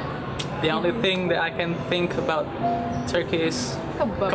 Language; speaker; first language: English; non-native, learner; Indonesian